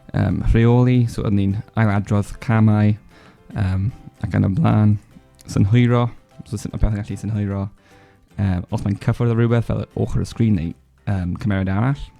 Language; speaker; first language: Welsh; non-native, local second language; English